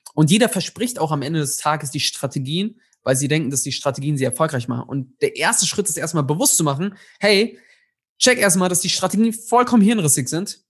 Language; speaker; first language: German; early bilingual, other home language; Tigrinya